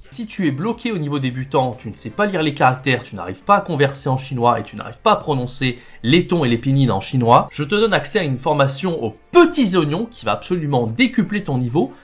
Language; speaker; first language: French; native; French